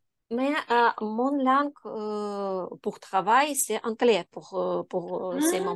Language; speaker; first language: French; non-native, learner; Ukrainian